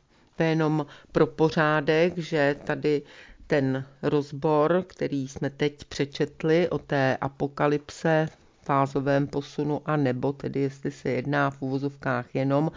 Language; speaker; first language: Czech; native; Czech